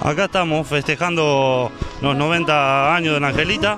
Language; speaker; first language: Spanish; native; Spanish